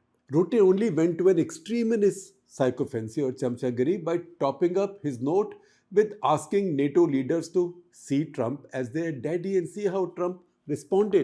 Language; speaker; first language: English; non-native, local second language; Hindi